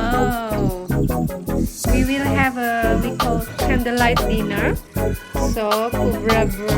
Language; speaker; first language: English; non-native, fluent; Indonesian